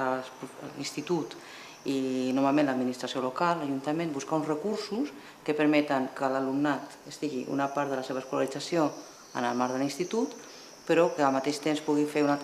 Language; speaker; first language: Catalan; native; Catalan